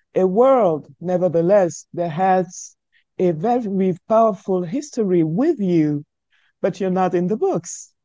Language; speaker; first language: English; non-native, local second language; French